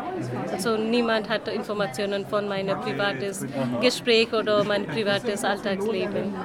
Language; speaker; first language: German; non-native, learner; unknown